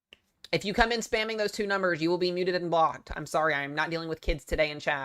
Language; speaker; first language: English; native; English